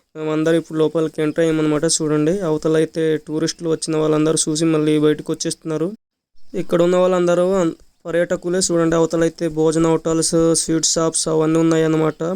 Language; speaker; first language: Telugu; native; Telugu